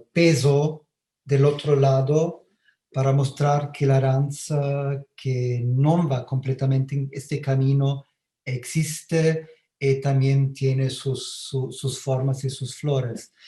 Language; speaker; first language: Spanish; non-native, fluent; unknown